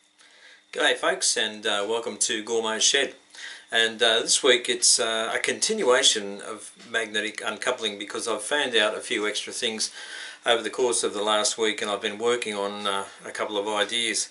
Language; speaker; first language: English; native; English